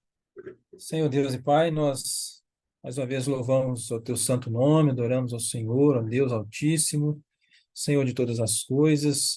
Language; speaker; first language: Portuguese; native; Portuguese